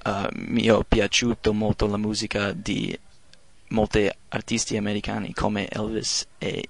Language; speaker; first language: Italian; non-native, learner; English